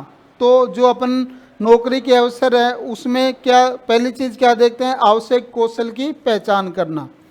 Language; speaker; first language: Hindi; native; Hindi